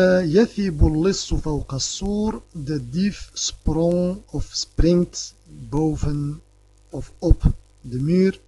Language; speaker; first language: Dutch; early bilingual, other home language; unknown